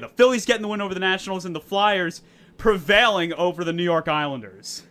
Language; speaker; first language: English; native; English